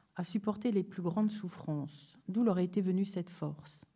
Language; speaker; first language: French; native; French